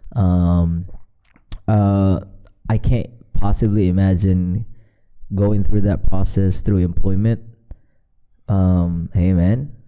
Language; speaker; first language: Filipino; non-native, local second language; Cebuano